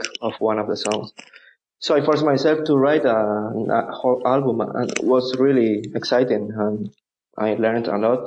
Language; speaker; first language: English; non-native, fluent; Spanish